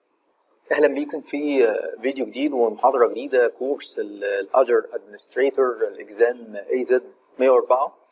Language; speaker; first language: Arabic; native; Arabic